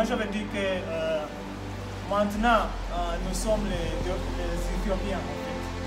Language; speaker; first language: French; non-native, learner; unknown